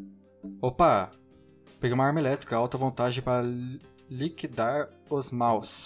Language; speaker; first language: Portuguese; native; Portuguese